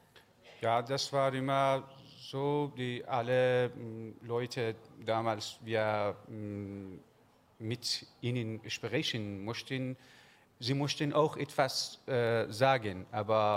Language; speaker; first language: German; non-native, learner; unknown